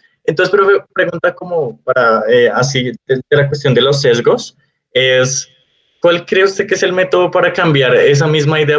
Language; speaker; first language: Spanish; native; Spanish